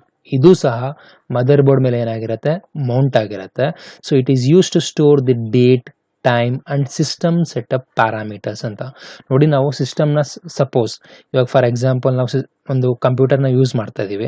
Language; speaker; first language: Kannada; native; Kannada